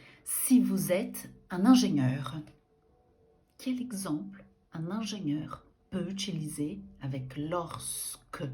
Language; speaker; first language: French; non-native, fluent; Portuguese